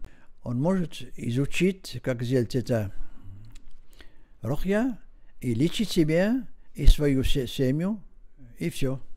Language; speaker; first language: Russian; non-native, learner; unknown